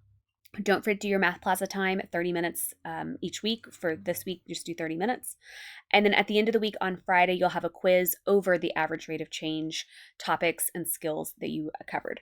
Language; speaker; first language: English; native; English